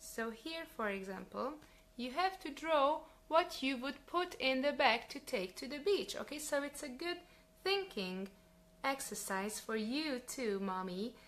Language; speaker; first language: English; non-native, fluent; Hungarian